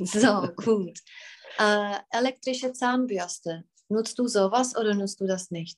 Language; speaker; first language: German; non-native, fluent; Czech